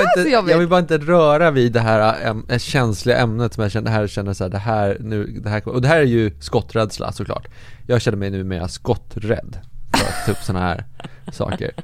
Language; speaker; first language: Swedish; native; Swedish